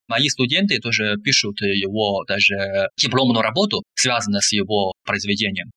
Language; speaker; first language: Russian; non-native, fluent; Chinese